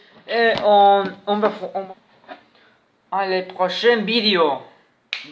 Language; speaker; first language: French; non-native, learner; Spanish